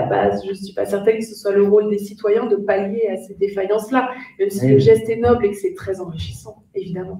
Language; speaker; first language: French; native; French